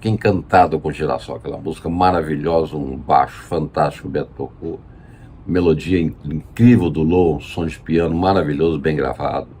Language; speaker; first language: Portuguese; native; Portuguese